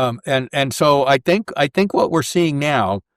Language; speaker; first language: English; native; English